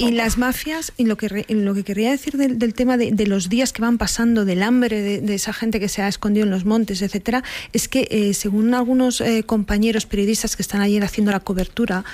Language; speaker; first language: Spanish; native; Spanish